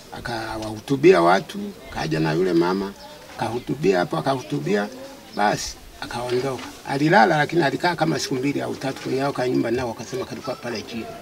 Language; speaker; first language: Swahili; non-native, local second language; Sukuma